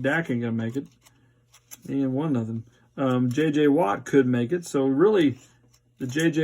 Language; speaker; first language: English; native; English